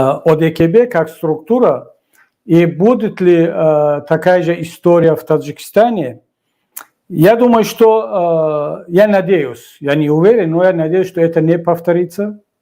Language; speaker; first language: Russian; non-native, local second language; Tajik